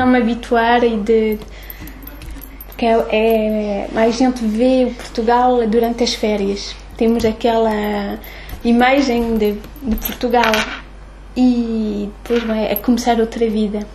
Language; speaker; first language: Portuguese; early bilingual, heritage; French